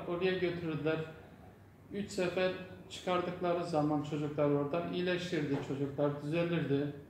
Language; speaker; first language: Turkish; non-native, local second language; Zaza